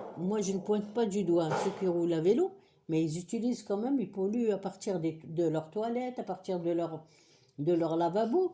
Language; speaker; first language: French; non-native, local second language; Kabyle